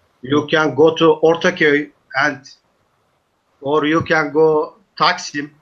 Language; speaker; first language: English; non-native, learner; Turkish